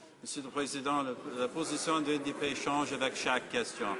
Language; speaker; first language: French; non-native, learner; English